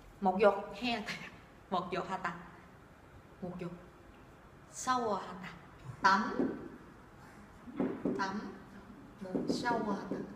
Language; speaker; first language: Korean; non-native, fluent; Vietnamese